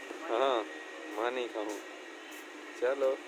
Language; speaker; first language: Hindi; non-native, local second language; Sindhi